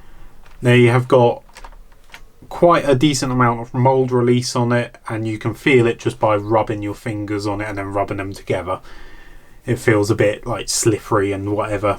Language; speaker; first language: English; native; English